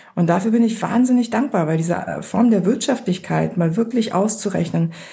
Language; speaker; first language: German; native; German